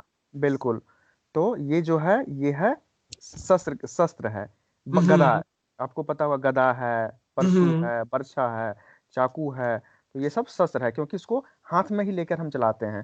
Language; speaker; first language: Hindi; native; Hindi